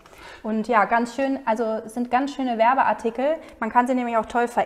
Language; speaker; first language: German; native; German